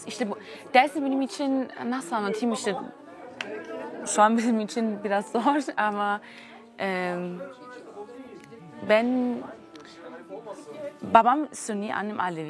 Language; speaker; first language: Turkish; early bilingual, heritage; German